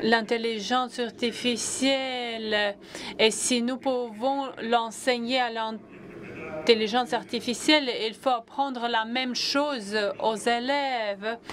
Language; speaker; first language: French; non-native, fluent; Latvian